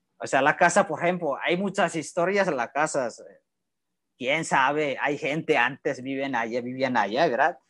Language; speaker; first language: Spanish; non-native, learner; Indonesian